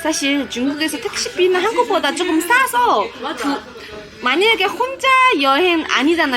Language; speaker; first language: Korean; non-native, fluent; Chinese